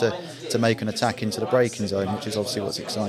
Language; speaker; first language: English; native; English